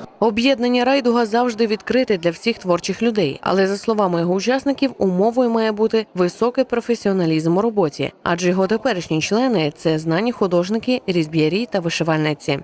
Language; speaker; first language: Ukrainian; native; Ukrainian